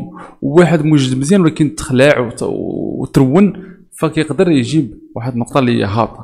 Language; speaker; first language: Arabic; native; Arabic